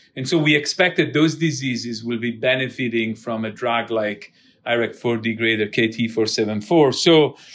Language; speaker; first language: English; non-native, fluent; Italian